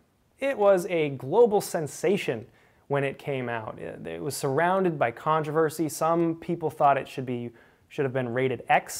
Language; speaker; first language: English; native; English